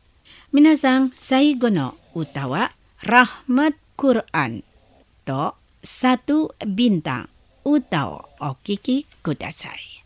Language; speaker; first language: Japanese; non-native, learner; Indonesian